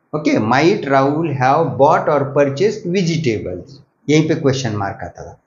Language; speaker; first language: Hindi; non-native, local second language; Marathi